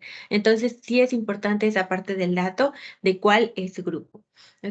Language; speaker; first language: Spanish; native; Spanish